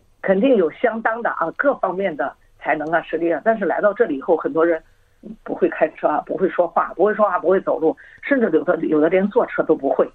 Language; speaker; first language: Chinese; native; Chinese